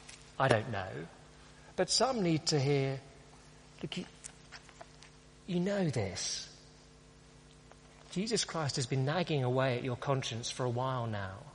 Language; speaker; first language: English; native; English